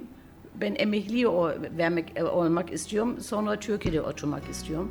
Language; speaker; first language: Turkish; early bilingual, heritage; German